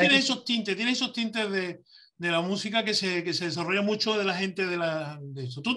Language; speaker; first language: Spanish; native; Spanish